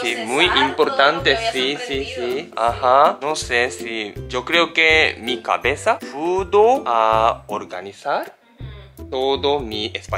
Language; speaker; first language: Spanish; non-native, learner; Japanese